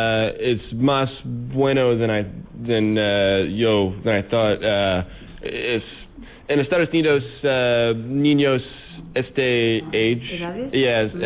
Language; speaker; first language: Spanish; non-native, learner; English